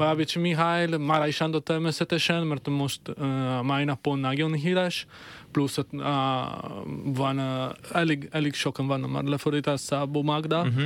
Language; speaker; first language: Hungarian; non-native, fluent; Italian